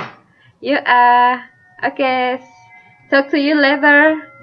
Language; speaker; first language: English; non-native, fluent; Indonesian